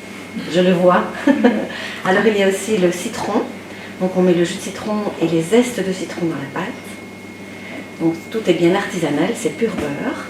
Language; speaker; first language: French; native; French